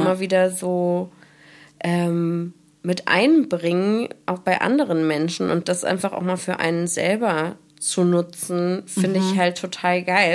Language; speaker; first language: German; native; German